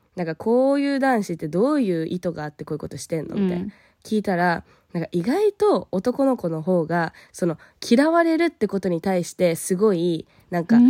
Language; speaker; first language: Japanese; early bilingual, heritage; Japanese